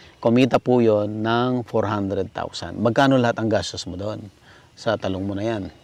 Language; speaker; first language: Filipino; native; Filipino